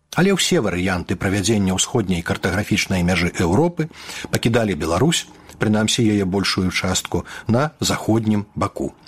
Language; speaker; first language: Belarusian; native; Belarusian